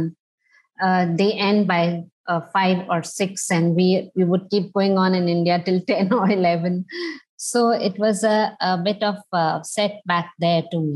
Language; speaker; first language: English; non-native, local second language; Hindi